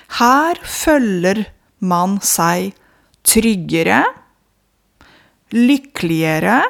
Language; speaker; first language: Norwegian; non-native, fluent; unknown